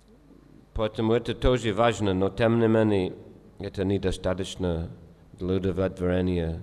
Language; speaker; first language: Russian; non-native, fluent; English